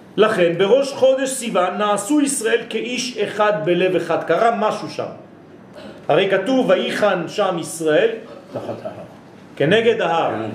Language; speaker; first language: Hebrew; non-native, fluent; French